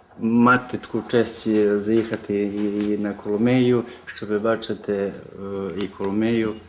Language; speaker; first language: Ukrainian; early bilingual, heritage; Ukrainian